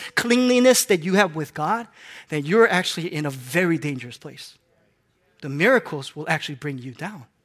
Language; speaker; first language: English; non-native, local second language; Korean